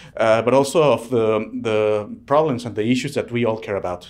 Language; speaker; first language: English; non-native, fluent; Spanish